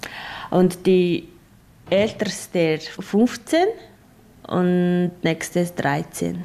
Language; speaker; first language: German; non-native, learner; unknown